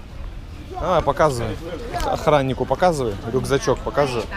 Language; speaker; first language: Russian; native; Russian